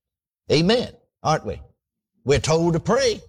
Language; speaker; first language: English; native; English